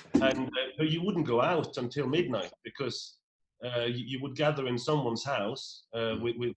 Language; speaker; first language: English; non-native, fluent; Norwegian